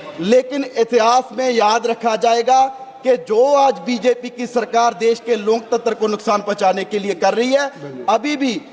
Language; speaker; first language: Hindi; non-native, local second language; Punjabi